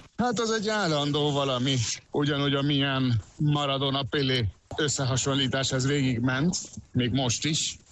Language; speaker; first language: Hungarian; early bilingual, heritage; Hungarian